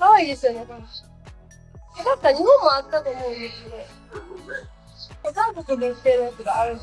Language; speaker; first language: Japanese; native; Japanese